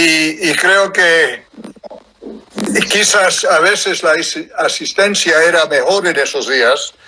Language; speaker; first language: Spanish; non-native, fluent; English